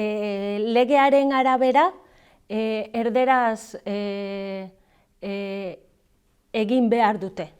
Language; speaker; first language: Basque; non-native, learner; Galician